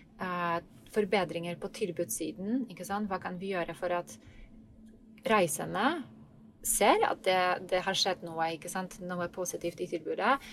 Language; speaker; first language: Norwegian; non-native, fluent; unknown